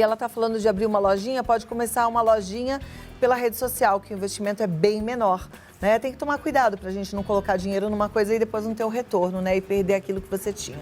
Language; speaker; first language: Portuguese; native; Portuguese